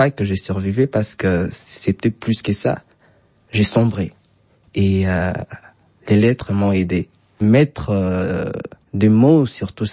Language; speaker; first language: French; non-native, local second language; Swahili